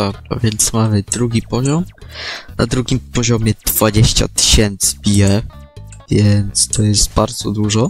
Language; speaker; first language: Polish; native; Polish